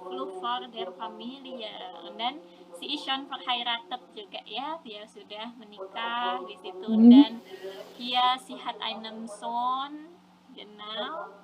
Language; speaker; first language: German; non-native, fluent; Indonesian